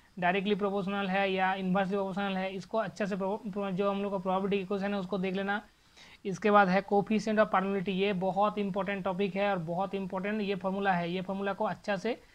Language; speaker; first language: Hindi; non-native, local second language; Bangla